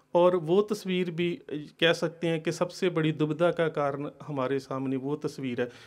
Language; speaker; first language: Hindi; non-native, local second language; Punjabi